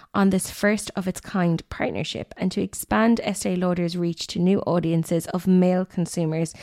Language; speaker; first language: English; native; English